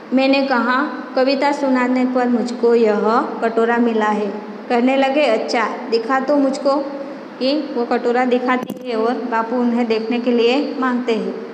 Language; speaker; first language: Hindi; non-native, local second language; Gujarati